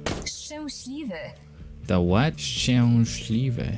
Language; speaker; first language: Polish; non-native, learner; Finnish